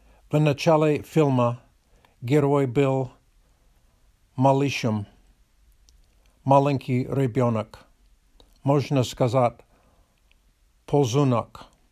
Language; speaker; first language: Russian; non-native, learner; English